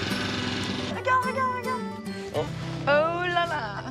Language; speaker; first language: French; native; French